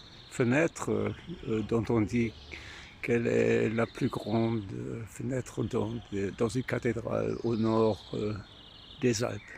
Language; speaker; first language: French; non-native, fluent; German